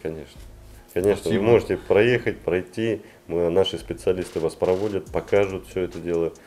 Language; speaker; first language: Russian; native; Russian